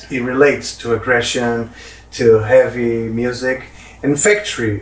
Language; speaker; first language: English; non-native, fluent; Portuguese